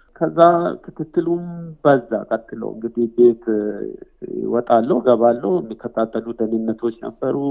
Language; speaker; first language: Amharic; non-native, local second language; Oromo